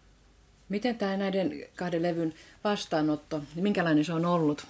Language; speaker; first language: Finnish; native; Finnish